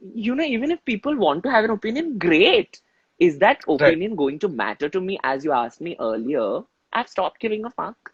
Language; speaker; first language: English; non-native, local second language; Hindi